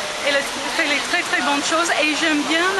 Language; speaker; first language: French; non-native, fluent; English